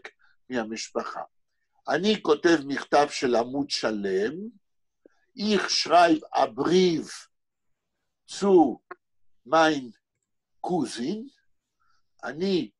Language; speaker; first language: Hebrew; native; Hebrew